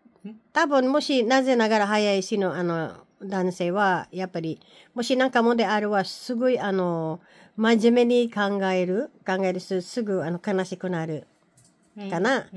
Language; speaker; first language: Japanese; non-native, learner; Filipino